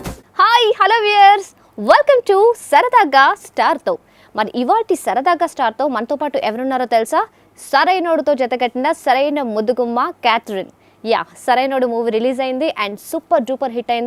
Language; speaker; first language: Telugu; native; Telugu